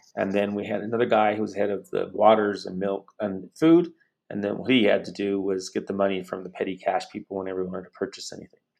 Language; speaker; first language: English; native; English